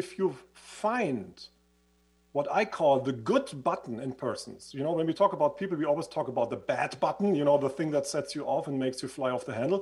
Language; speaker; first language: English; non-native, fluent; German